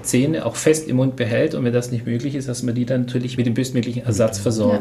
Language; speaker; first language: German; native; German